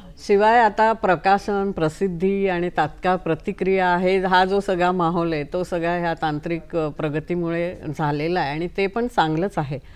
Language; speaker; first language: Marathi; native; Marathi